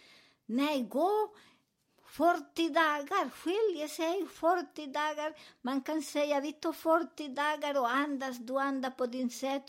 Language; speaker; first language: Swedish; non-native, learner; Spanish